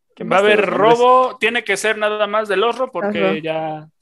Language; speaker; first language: Spanish; native; Spanish